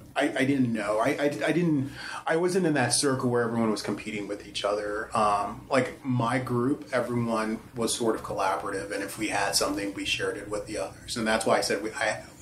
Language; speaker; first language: English; early bilingual, other home language; Haitian Creole